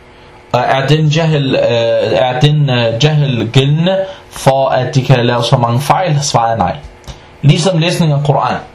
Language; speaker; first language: Danish; non-native, fluent; Arabic